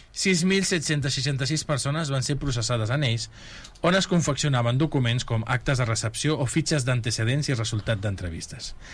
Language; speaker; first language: Catalan; non-native, local second language; Spanish